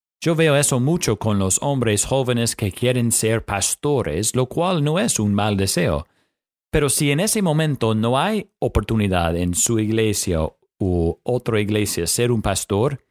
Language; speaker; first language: Spanish; non-native, fluent; English